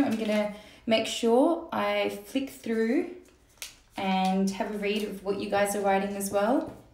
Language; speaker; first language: English; early bilingual, other home language; Turkish